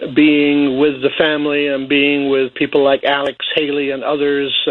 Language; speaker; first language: English; native; English